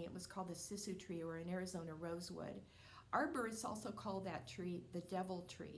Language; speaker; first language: English; native; English